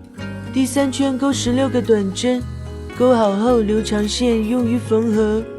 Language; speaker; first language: Chinese; native; Chinese